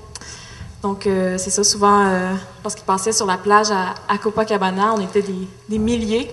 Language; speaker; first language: French; native; French